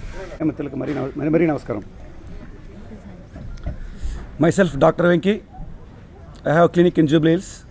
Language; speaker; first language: Telugu; native; Telugu